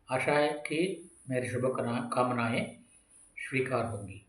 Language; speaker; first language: Hindi; non-native, local second language; Tamil